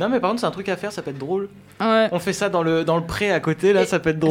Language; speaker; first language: French; native; French